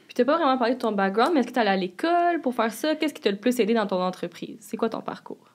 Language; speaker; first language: French; native; French